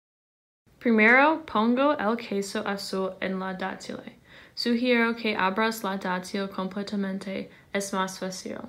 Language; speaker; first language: Spanish; non-native, learner; English